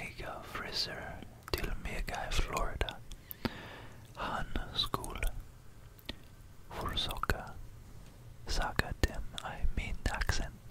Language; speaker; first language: Swedish; non-native, learner; English